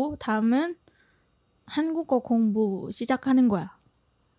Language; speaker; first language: Korean; non-native, fluent; Thai